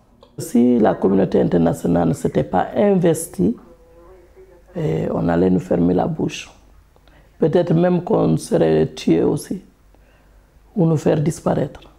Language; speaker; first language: French; non-native, local second language; Fula